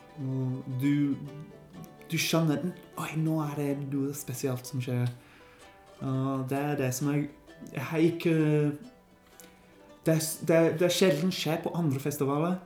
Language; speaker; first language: Norwegian; non-native, learner; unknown